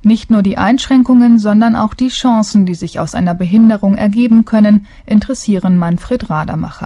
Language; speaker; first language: German; native; German